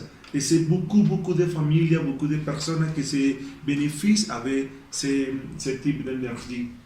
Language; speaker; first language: French; non-native, learner; Spanish